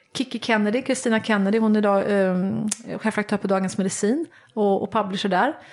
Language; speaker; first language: Swedish; native; Swedish